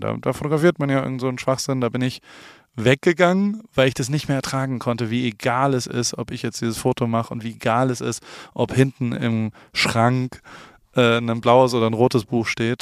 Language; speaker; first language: German; native; German